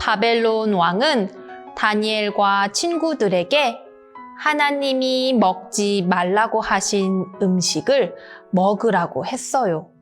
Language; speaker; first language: Korean; native; Korean